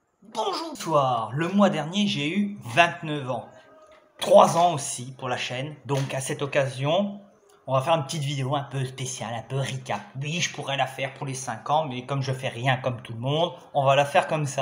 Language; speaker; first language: French; native; French